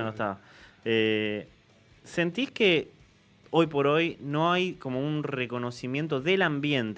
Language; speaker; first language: Spanish; native; Spanish